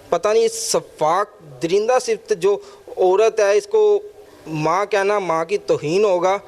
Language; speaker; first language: Urdu; non-native, local second language; Punjabi